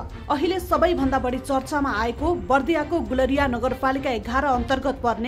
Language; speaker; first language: Nepali; native; Nepali